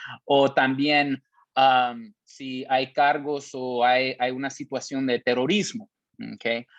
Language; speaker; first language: Spanish; early bilingual, heritage; Spanish